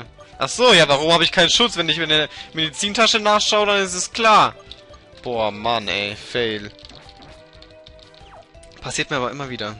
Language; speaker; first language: German; native; German